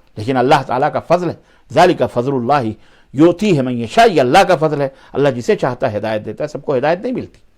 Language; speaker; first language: Urdu; native; Urdu